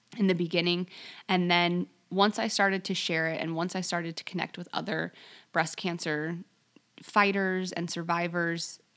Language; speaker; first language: English; native; English